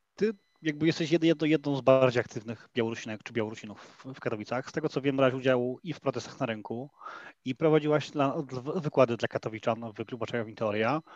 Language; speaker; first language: Polish; native; Polish